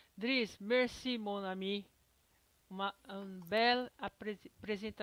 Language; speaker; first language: French; non-native, learner; Portuguese